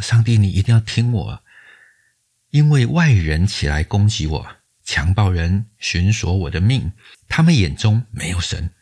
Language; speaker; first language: Chinese; native; Chinese